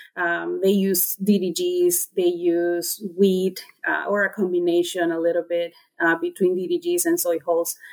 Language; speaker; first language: English; non-native, fluent; Spanish